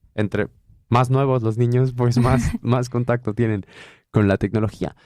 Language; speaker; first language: Spanish; native; Spanish